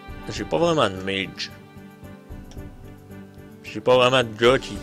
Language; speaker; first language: French; native; French